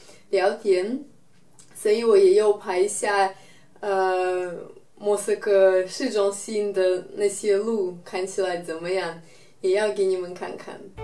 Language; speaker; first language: Chinese; non-native, fluent; Russian